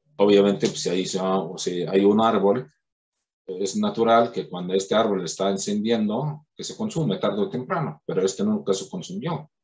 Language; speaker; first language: Spanish; non-native, fluent; Arabic